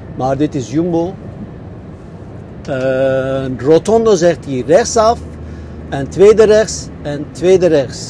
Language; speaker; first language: Dutch; non-native, fluent; Turkish